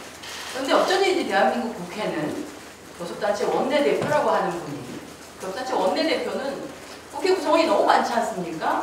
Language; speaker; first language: Korean; native; Korean